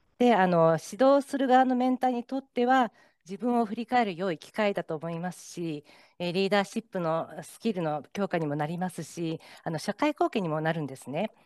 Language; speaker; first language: Japanese; native; Japanese